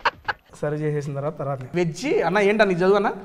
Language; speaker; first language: Telugu; native; Telugu